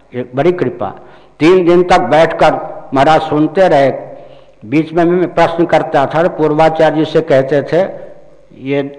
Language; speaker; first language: Hindi; non-native, local second language; Maithili